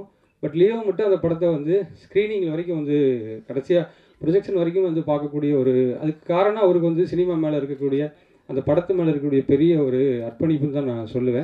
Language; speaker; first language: Tamil; native; Tamil